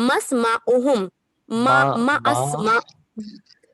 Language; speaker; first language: Arabic; non-native, learner; Urdu